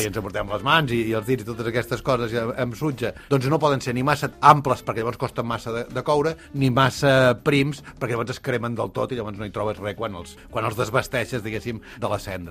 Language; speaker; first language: Catalan; native; Catalan